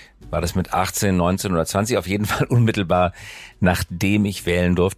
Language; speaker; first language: German; native; German